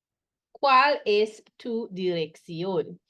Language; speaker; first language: Spanish; non-native, fluent; English